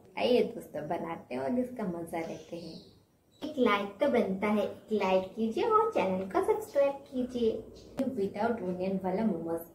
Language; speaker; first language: Hindi; non-native, local second language; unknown